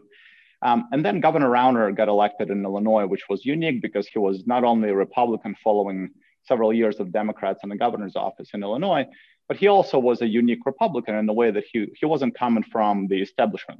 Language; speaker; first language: English; non-native, fluent; Russian